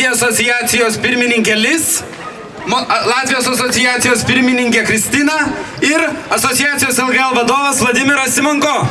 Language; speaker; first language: Lithuanian; native; Lithuanian